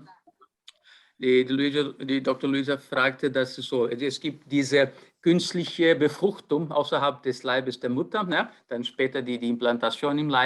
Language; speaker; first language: German; non-native, fluent; Portuguese